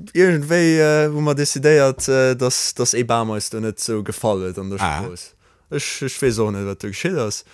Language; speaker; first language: Luxembourgish; early bilingual, other home language; Polish